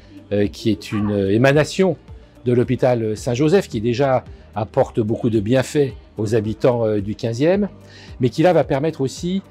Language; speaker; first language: French; native; French